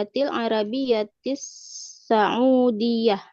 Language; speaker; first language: Arabic; non-native, learner; Malay